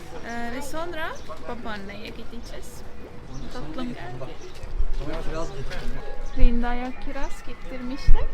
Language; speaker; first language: Turkish; non-native, learner; Estonian